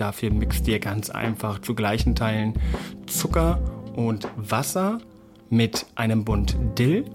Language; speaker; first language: German; native; German